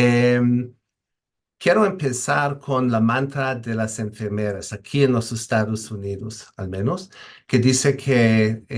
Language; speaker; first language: Spanish; non-native, fluent; English